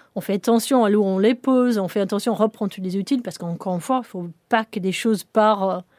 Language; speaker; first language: French; non-native, fluent; English